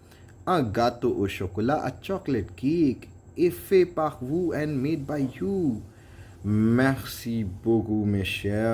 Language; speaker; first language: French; non-native, fluent; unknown